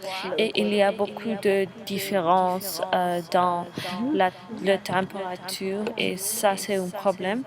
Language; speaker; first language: French; non-native, learner; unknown